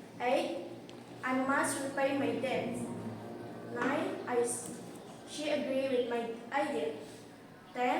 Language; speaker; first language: English; non-native, local second language; Indonesian